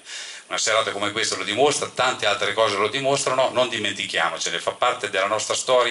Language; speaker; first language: Italian; native; Italian